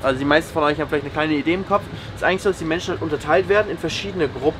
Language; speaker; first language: German; native; German